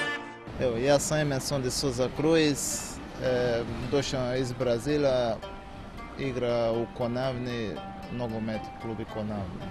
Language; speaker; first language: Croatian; non-native, learner; Portuguese